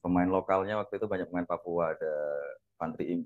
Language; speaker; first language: Indonesian; native; Indonesian